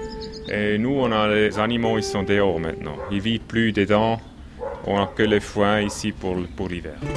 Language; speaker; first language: French; non-native, local second language; German